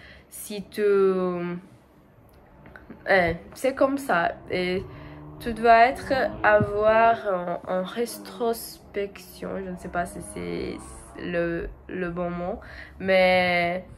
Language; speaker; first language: French; non-native, learner; Portuguese